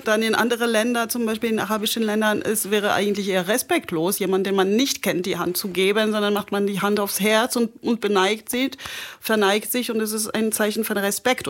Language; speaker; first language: German; non-native, fluent; French